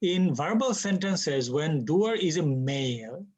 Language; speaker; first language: English; non-native, local second language; Bangla